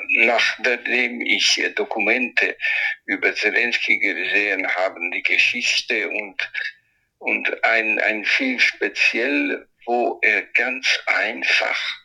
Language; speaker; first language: German; non-native, fluent; Italian